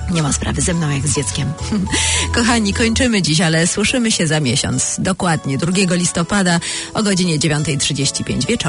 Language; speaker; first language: Polish; native; Polish